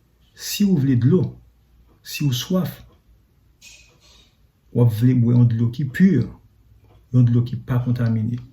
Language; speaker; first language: French; non-native, learner; Haitian Creole